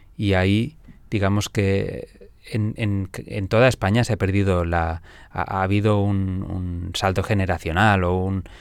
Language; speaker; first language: Spanish; non-native, local second language; Catalan